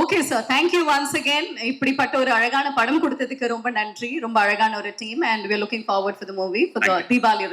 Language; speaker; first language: Tamil; native; Tamil